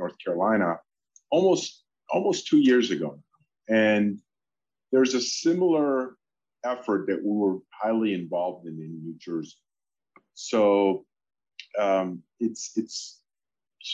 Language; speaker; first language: English; early bilingual, other home language; Polish